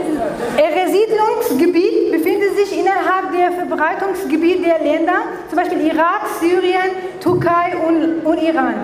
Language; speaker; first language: German; non-native, learner; Kurdish